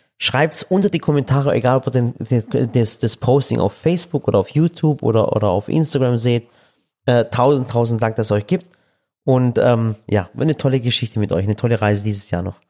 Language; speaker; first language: German; early bilingual, other home language; Turkish